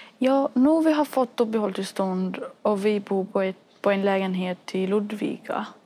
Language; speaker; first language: Swedish; non-native, fluent; Arabic